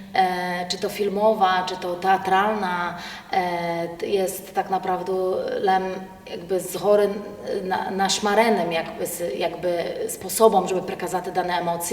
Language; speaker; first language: Polish; non-native, local second language; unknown